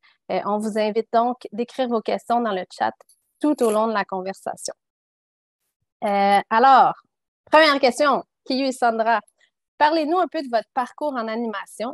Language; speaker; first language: French; native; French